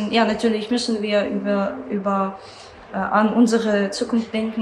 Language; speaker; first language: German; non-native, learner; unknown